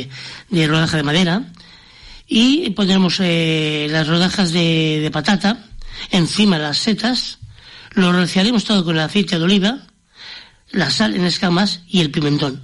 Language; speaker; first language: Spanish; native; Spanish